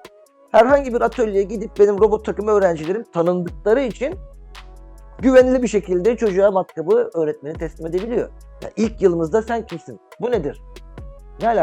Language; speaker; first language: Turkish; native; Turkish